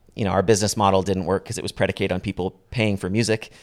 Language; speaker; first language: English; native; English